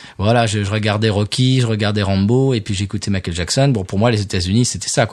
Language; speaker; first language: French; native; French